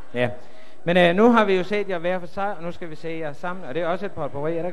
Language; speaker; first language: Danish; native; Danish